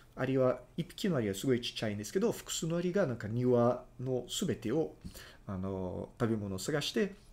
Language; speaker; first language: Japanese; non-native, fluent; Portuguese